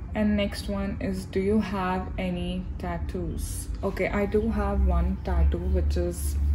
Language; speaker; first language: English; non-native, local second language; Telugu